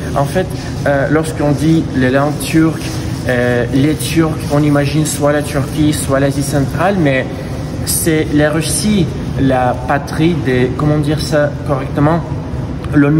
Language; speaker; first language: French; non-native, fluent; Russian